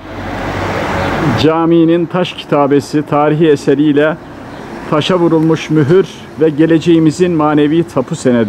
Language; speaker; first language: Turkish; native; Turkish